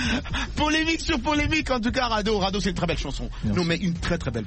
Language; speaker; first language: French; non-native, local second language; Lingala